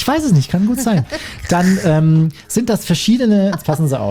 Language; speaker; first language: German; native; German